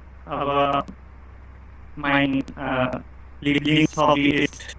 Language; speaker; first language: German; non-native, learner; Bangla